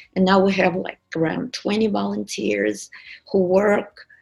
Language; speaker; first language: English; non-native, fluent; Russian